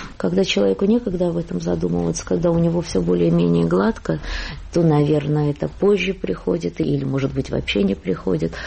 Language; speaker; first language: Russian; native; Russian